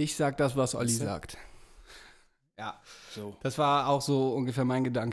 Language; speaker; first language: German; native; German